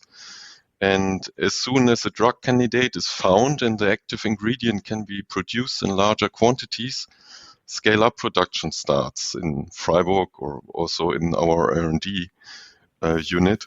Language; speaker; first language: English; non-native, fluent; German